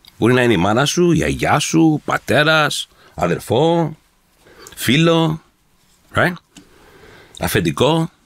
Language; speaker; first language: Greek; early bilingual, heritage; Greek